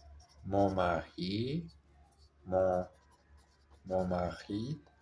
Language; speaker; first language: French; non-native, learner; Portuguese